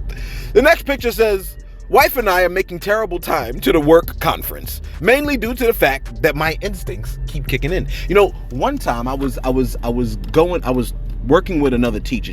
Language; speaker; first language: English; native; English